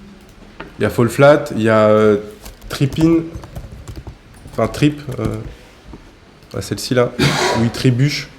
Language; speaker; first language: French; native; French